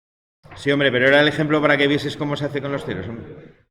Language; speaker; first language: Spanish; native; Spanish